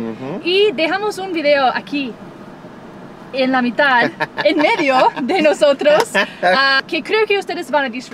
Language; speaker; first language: Spanish; non-native, fluent; English